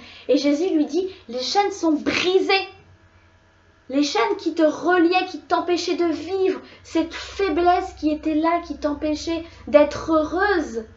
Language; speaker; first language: French; native; French